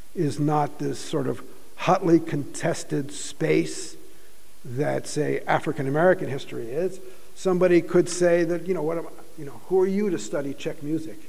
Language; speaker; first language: English; native; English